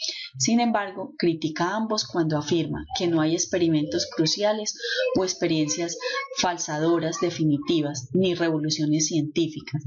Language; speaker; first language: Spanish; native; Spanish